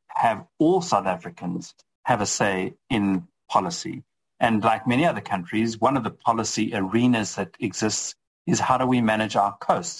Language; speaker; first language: English; native; English